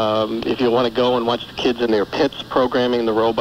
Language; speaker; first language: English; native; English